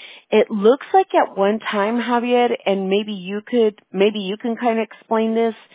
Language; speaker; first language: English; early bilingual, other home language; Spanish